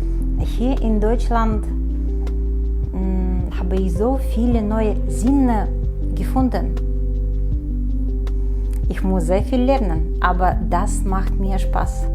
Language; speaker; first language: German; non-native, learner; Ukrainian